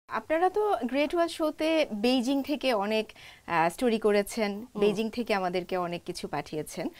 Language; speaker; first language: Bangla; native; Bangla